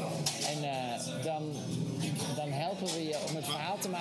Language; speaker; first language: Dutch; native; Dutch